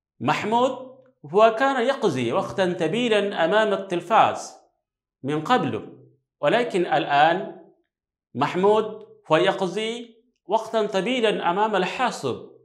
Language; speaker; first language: Arabic; non-native, fluent; Bangla